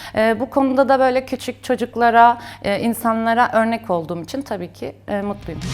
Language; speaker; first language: Turkish; native; Turkish